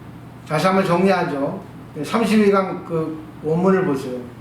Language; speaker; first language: Korean; native; Korean